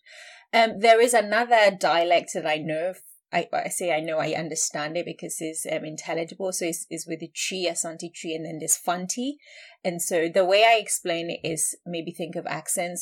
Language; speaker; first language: English; non-native, local second language; Akan